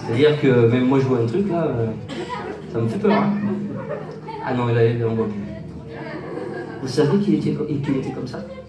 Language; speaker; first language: French; native; French